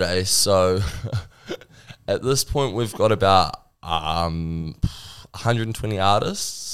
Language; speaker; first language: English; native; English